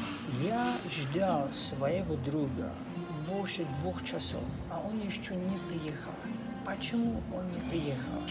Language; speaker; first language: Russian; non-native, learner; Slovak